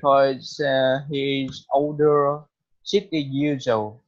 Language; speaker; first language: English; non-native, learner; Vietnamese